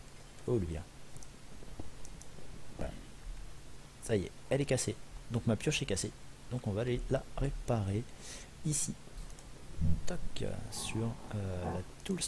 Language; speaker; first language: French; native; French